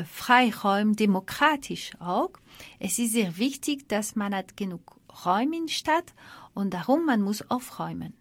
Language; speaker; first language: German; non-native, fluent; French